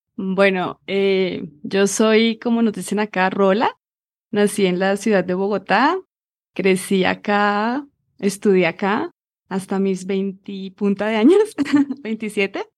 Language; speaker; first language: Spanish; native; Spanish